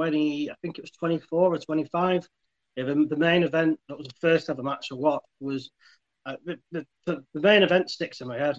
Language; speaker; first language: English; native; English